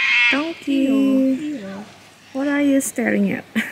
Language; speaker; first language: English; non-native, learner; Indonesian